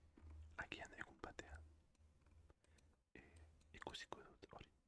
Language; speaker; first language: Basque; non-native, learner; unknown